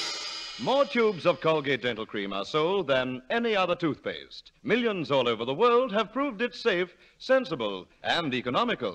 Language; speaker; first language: English; native; English